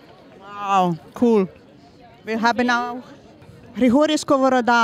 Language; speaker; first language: German; non-native, learner; Ukrainian